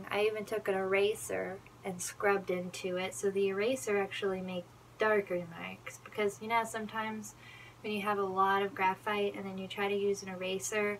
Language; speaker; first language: English; native; English